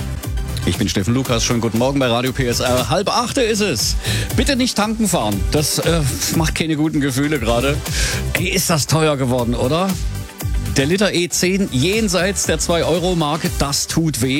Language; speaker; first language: German; native; German